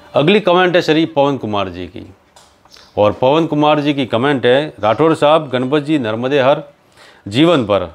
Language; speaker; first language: Hindi; native; Hindi